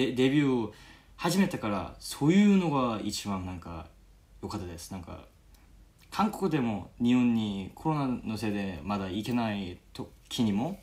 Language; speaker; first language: Japanese; non-native, learner; Korean